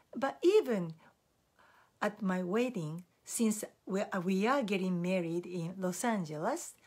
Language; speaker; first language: English; non-native, fluent; Japanese